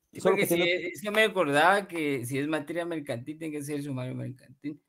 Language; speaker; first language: Spanish; native; Spanish